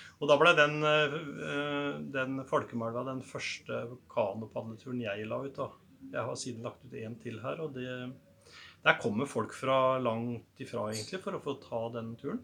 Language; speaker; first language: Norwegian; native; Norwegian